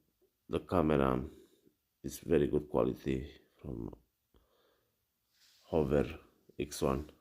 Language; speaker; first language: English; non-native, learner; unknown